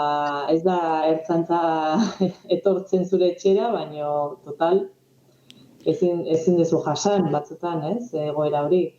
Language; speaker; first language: Basque; non-native, local second language; Spanish